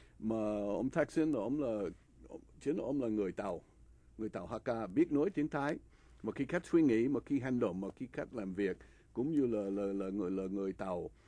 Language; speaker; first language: Vietnamese; non-native, fluent; English